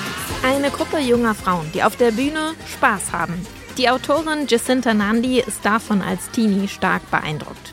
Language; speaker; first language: German; early bilingual, other home language; English